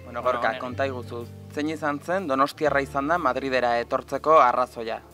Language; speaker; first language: Basque; native; Basque